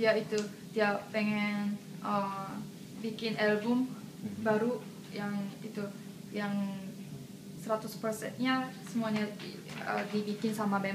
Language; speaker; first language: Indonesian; non-native, fluent; Korean